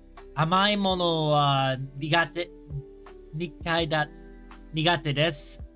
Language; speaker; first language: Japanese; non-native, learner; English